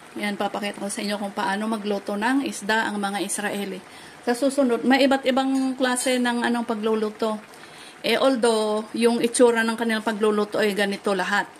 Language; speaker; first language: Filipino; native; Filipino